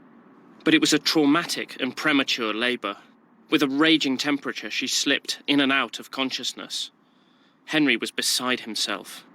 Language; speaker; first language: English; native; English